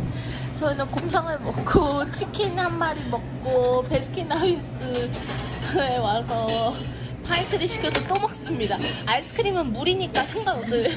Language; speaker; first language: Korean; early bilingual, heritage; Korean